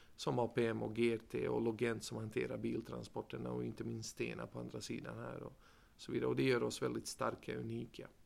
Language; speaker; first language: Swedish; native; Swedish